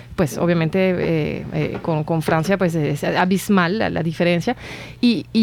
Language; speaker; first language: Spanish; non-native, fluent; French